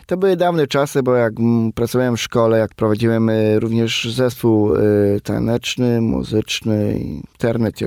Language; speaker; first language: Polish; non-native, local second language; Romany